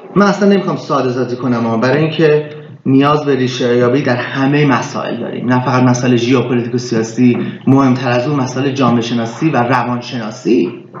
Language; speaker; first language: Persian; early bilingual, heritage; Persian